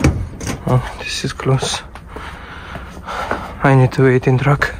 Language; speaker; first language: English; non-native, learner; Turkish